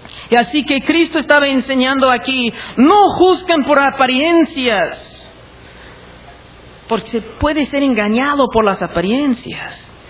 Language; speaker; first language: Spanish; non-native, fluent; English